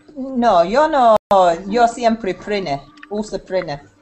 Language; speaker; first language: Spanish; non-native, learner; English